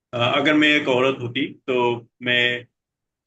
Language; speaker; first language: Hindi; non-native, learner; Bangla